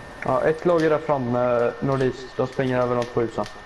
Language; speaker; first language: Swedish; early bilingual, other home language; Turkish